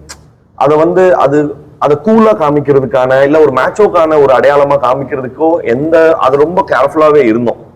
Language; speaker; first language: Tamil; native; Tamil